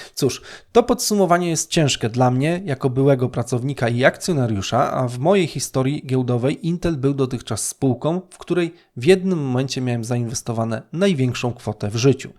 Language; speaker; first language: Polish; native; Polish